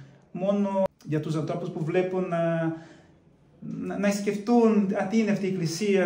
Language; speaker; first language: Greek; non-native, fluent; Portuguese